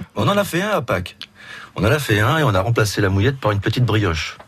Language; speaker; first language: French; native; French